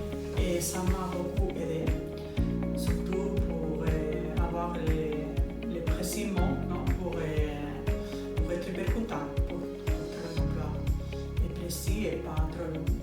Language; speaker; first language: French; non-native, fluent; Spanish